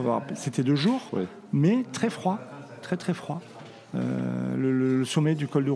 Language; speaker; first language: French; native; French